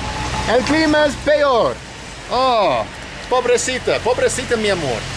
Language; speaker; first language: Spanish; non-native, learner; English